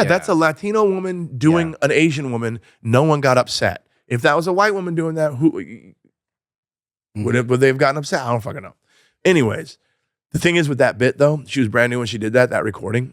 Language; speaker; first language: English; native; English